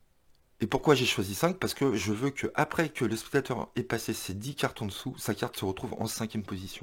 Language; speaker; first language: French; native; French